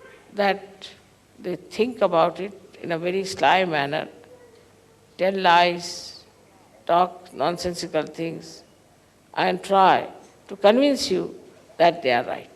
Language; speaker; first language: English; non-native, local second language; Hindi